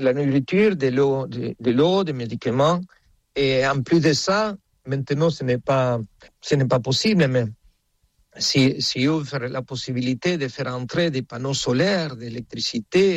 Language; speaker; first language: French; non-native, fluent; Spanish